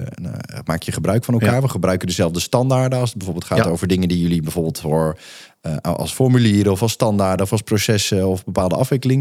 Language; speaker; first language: Dutch; native; Dutch